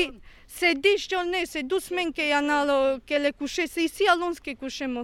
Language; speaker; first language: French; non-native, learner; Serbian